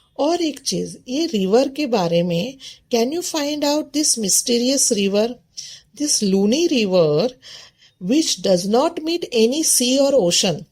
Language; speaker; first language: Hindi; non-native, local second language; Marathi